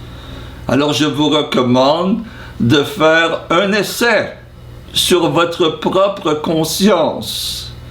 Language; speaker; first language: French; non-native, fluent; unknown